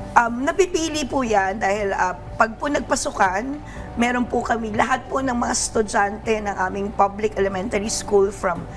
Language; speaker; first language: Filipino; native; Filipino